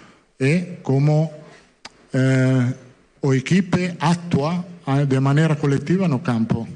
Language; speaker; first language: Portuguese; non-native, fluent; Italian